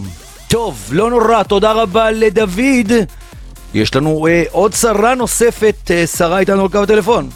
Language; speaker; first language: Hebrew; native; Hebrew